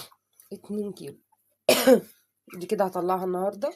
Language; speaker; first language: Arabic; native; Arabic